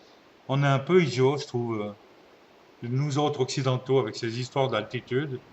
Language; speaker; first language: French; native; French